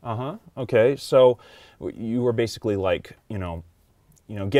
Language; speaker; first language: English; native; English